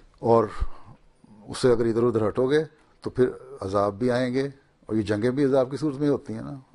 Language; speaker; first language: Urdu; native; Urdu